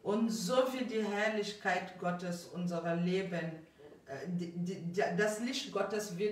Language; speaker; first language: German; non-native, fluent; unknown